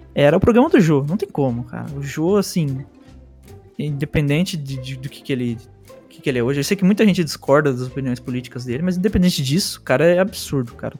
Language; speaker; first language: Portuguese; early bilingual, other home language; Spanish